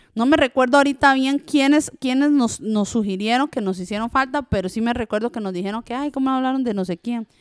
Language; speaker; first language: Spanish; early bilingual, other home language; French